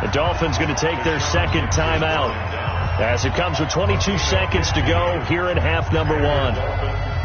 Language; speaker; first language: English; native; English